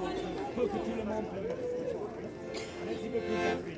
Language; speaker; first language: French; non-native, learner; English